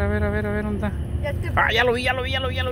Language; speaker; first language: Spanish; native; Spanish